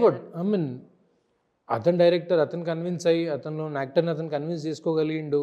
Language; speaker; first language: Telugu; native; Telugu